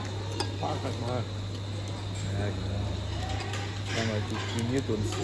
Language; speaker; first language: German; native; German